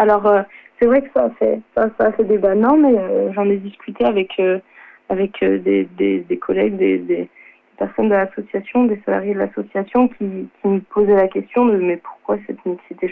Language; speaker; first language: French; native; French